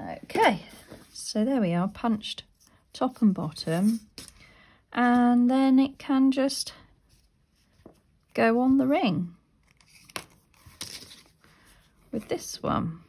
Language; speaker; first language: English; native; English